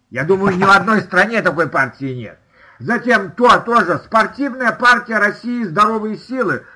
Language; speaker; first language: Russian; native; Russian